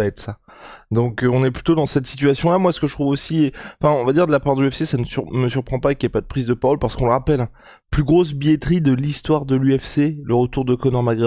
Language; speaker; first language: French; native; French